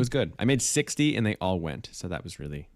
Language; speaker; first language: English; native; English